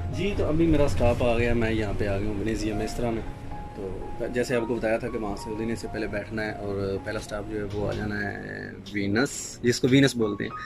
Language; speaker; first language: Urdu; non-native, local second language; Punjabi